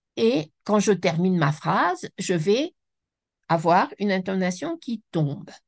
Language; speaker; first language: French; non-native, fluent; Spanish